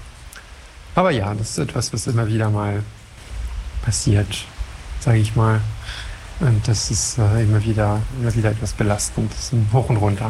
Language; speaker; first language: German; non-native, fluent; French